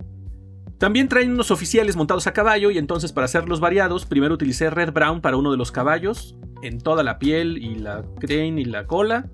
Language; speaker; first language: Spanish; native; Spanish